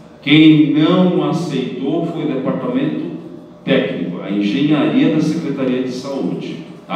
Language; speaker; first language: Portuguese; native; Portuguese